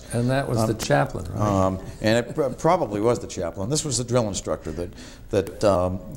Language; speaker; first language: English; native; English